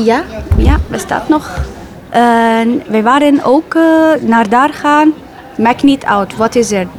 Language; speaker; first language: Dutch; non-native, learner; Arabic